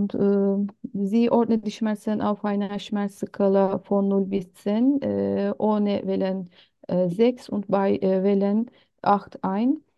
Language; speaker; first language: German; non-native, learner; Turkish